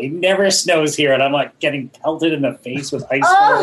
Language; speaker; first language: English; native; English